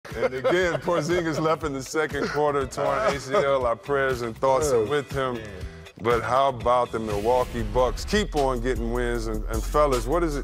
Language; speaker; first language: English; native; English